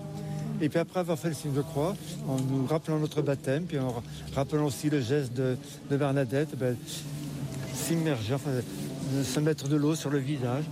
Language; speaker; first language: French; native; French